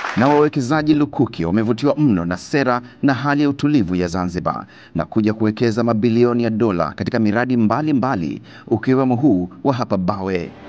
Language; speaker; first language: Swahili; native; Swahili